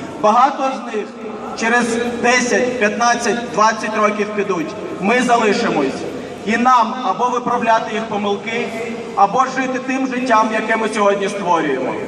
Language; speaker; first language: Ukrainian; early bilingual, other home language; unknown